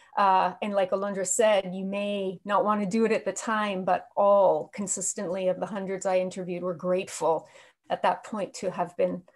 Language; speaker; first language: English; native; English